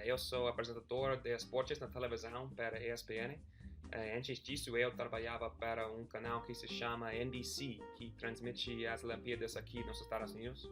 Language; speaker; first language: Portuguese; non-native, fluent; English